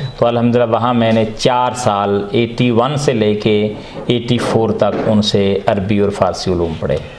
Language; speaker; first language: Urdu; non-native, local second language; Punjabi